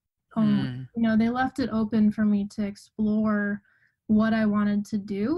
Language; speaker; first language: English; native; English